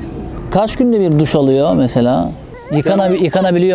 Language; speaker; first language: Turkish; native; Turkish